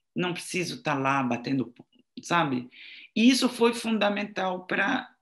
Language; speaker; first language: Portuguese; non-native, fluent; French